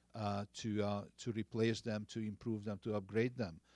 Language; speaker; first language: English; non-native, fluent; Hungarian